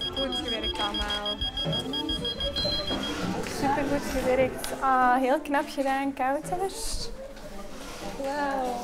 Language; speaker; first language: Dutch; native; Dutch